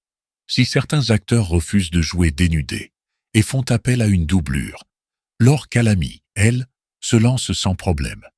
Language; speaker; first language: French; native; French